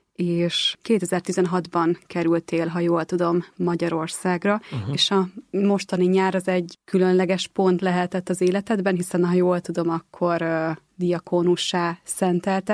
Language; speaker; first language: Hungarian; native; Hungarian